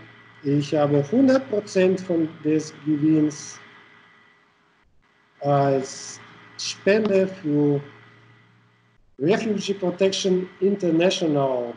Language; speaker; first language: German; non-native, fluent; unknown